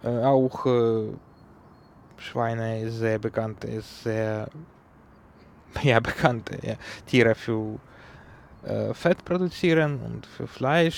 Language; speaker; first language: German; non-native, learner; Ukrainian